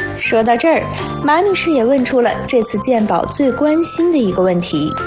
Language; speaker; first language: Chinese; native; Chinese